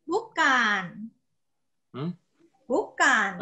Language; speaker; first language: Indonesian; native; Indonesian